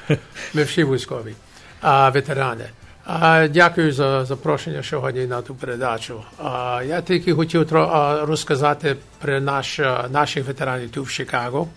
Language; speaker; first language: Ukrainian; early bilingual, heritage; Ukrainian